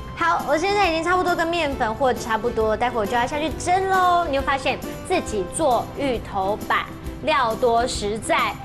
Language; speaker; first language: Chinese; native; Chinese